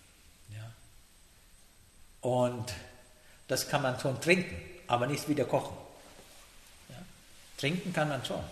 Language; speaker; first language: German; non-native, fluent; Sinhala